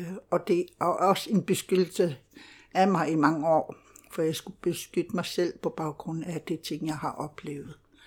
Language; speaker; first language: Danish; non-native, local second language; Kalaallisut